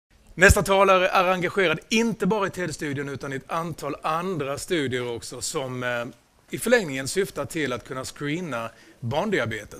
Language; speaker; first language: Swedish; native; Swedish